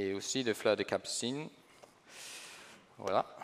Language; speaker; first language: French; non-native, fluent; English